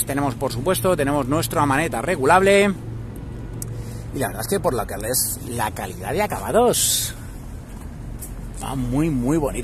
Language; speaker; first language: Spanish; native; Spanish